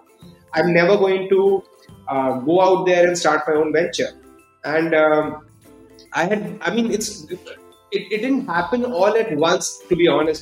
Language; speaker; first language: English; non-native, local second language; Hindi